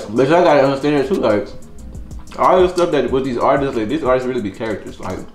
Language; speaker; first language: English; native; English